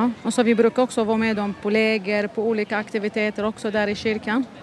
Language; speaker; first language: Swedish; non-native, learner; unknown